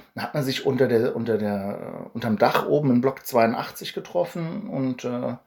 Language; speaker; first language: German; native; German